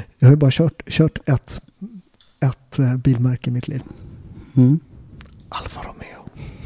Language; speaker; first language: Swedish; early bilingual, other home language; Italian